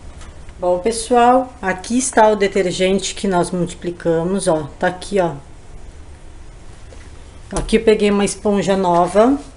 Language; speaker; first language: Portuguese; native; Portuguese